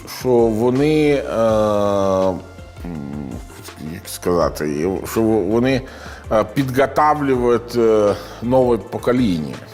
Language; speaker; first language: Ukrainian; non-native, learner; Italian